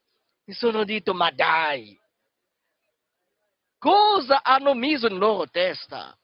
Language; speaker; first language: Italian; non-native, fluent; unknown